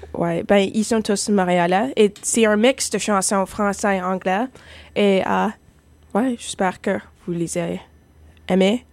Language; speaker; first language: French; non-native, fluent; English